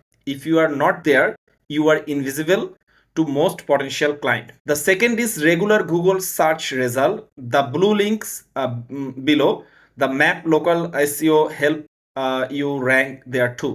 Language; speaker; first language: English; non-native, learner; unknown